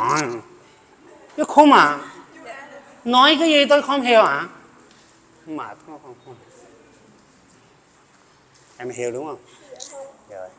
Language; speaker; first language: Vietnamese; non-native, learner; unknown